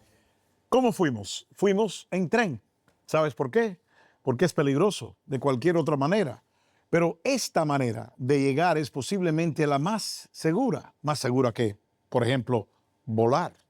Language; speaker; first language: Spanish; native; Spanish